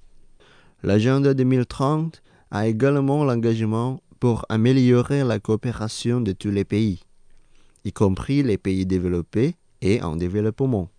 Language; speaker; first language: French; non-native, fluent; Indonesian